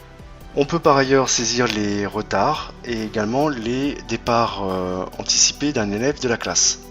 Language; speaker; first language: French; native; French